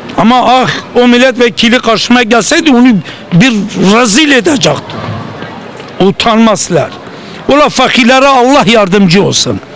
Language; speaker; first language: Turkish; non-native, local second language; Kurdish